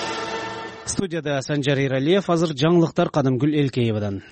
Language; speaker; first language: Kyrgyz; native; Kyrgyz